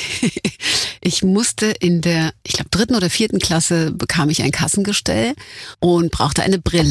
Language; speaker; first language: German; native; German